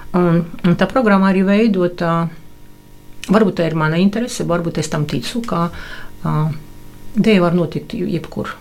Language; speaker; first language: Latvian; non-native, local second language; Russian